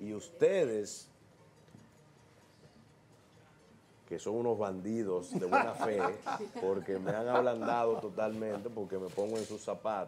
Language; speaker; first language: Spanish; native; Spanish